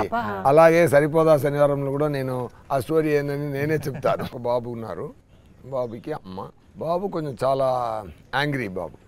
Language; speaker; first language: Telugu; non-native, fluent; Tamil